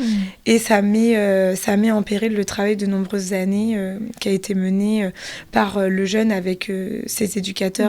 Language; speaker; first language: French; native; French